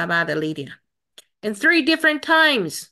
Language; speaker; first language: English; non-native, fluent; Chinese